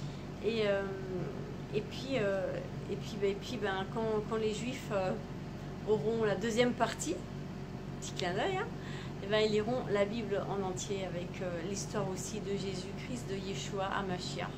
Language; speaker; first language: French; native; French